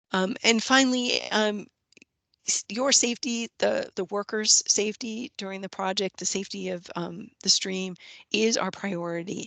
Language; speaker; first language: English; native; English